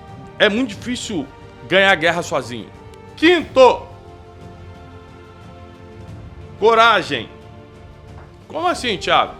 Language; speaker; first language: Portuguese; native; Portuguese